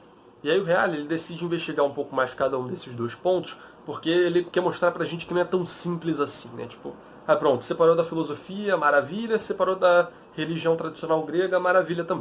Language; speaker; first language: Portuguese; native; Portuguese